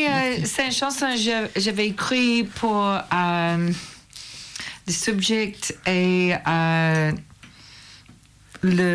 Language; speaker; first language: French; non-native, learner; English